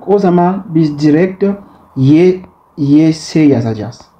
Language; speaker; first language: Turkish; non-native, learner; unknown